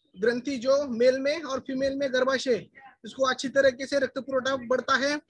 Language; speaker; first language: Hindi; non-native, local second language; Marathi